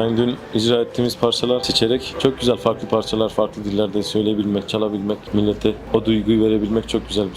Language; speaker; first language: Turkish; non-native, fluent; Persian